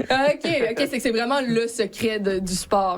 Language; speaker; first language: French; native; French